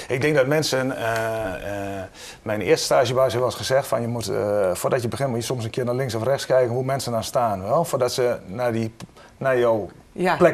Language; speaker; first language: Dutch; native; Dutch